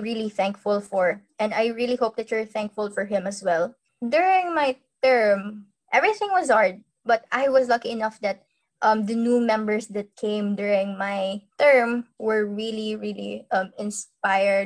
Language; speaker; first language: English; non-native, local second language; Hiligaynon